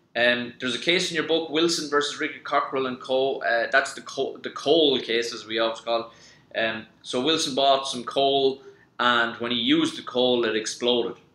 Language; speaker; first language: English; native; English